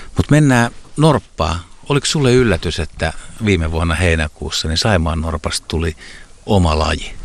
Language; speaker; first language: Finnish; native; Finnish